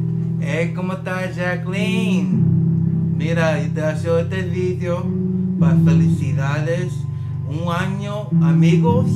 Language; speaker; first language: Spanish; non-native, learner; English